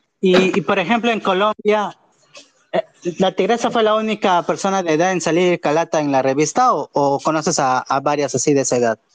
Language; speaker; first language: Spanish; native; Spanish